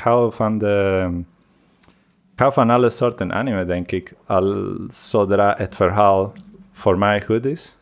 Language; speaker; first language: Dutch; non-native, fluent; Spanish